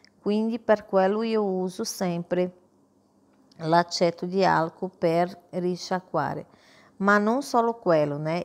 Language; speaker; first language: Italian; non-native, fluent; Portuguese